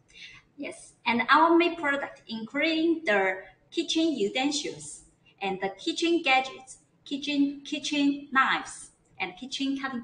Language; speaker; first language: English; non-native, learner; Chinese